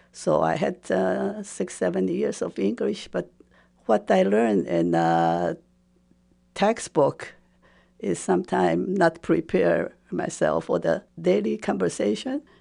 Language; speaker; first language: English; non-native, fluent; Japanese